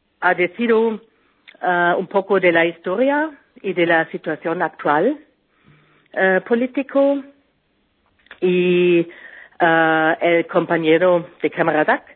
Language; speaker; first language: Spanish; non-native, learner; German